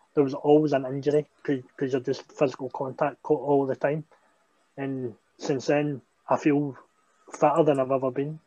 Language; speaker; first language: English; native; English